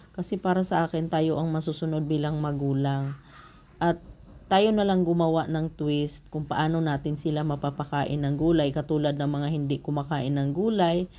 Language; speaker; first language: Filipino; native; Filipino